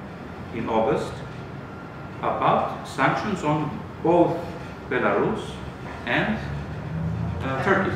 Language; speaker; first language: English; non-native, fluent; Greek